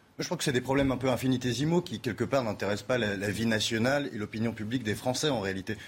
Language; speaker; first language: French; native; French